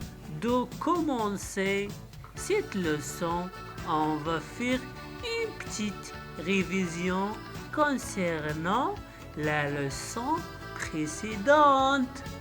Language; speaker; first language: French; non-native, local second language; Arabic